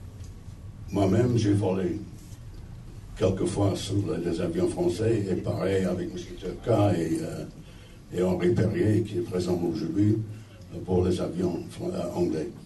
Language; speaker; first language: French; non-native, fluent; English